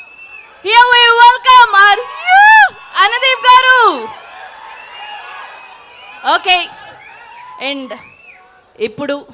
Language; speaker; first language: Telugu; native; Telugu